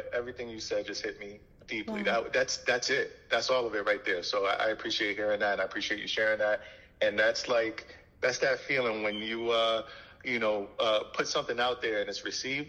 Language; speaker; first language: English; early bilingual, other home language; Haitian Creole